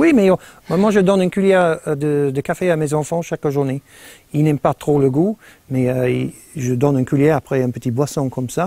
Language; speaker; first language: French; non-native, fluent; English